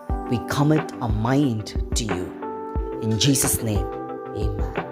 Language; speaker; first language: English; non-native, local second language; Tamil